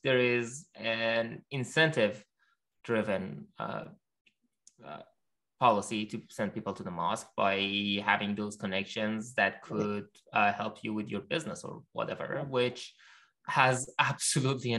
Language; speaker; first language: English; non-native, fluent; Persian